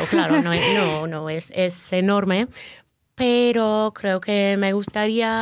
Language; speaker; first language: Spanish; non-native, fluent; English